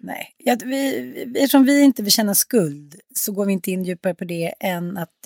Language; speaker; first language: Swedish; native; Swedish